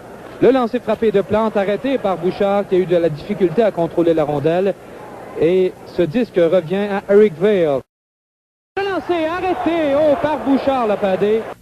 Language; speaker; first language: French; native; French